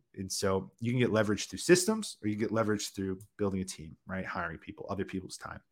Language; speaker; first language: English; native; English